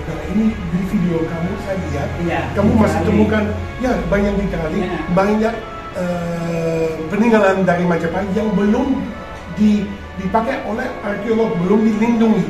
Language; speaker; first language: Indonesian; non-native, fluent; Dutch